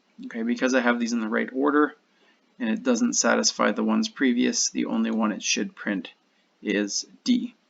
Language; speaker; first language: English; native; English